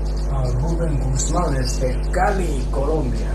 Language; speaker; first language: Spanish; non-native, fluent; Chinese